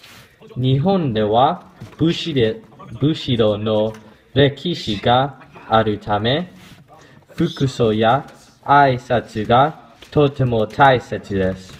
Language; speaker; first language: Japanese; non-native, learner; English